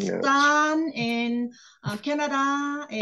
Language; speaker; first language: English; non-native, learner; Vietnamese